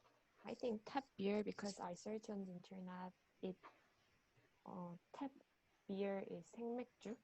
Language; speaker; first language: English; non-native, learner; Korean